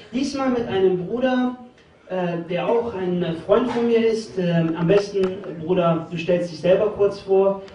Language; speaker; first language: German; native; German